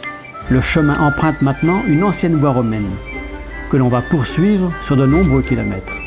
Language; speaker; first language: French; native; French